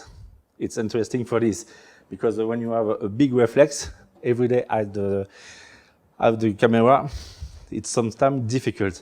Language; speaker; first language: English; non-native, learner; French